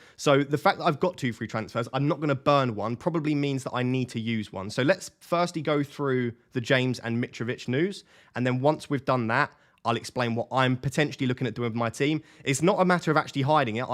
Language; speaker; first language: English; native; English